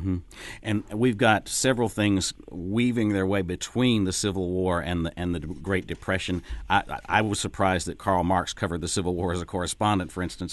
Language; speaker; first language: English; native; English